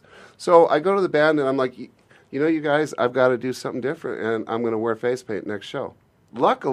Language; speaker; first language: English; native; English